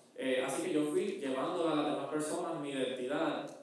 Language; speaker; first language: Spanish; native; Spanish